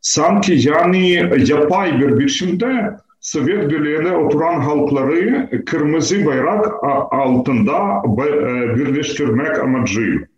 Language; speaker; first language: Turkish; non-native, fluent; Ukrainian